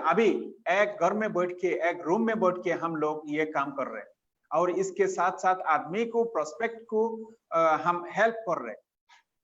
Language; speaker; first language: Hindi; non-native, fluent; Bangla